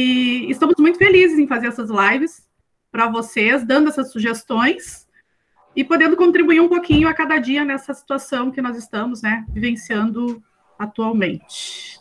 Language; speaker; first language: Portuguese; native; Portuguese